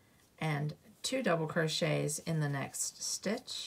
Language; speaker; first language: English; native; English